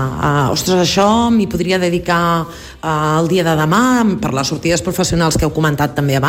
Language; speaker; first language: Catalan; native; Catalan